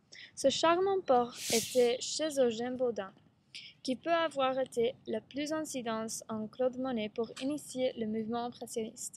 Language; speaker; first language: French; non-native, learner; English